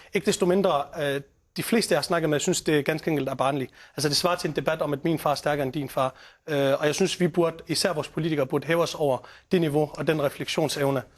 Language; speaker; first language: Danish; early bilingual, other home language; Arabic